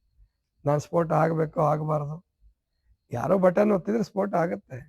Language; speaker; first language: Kannada; native; Kannada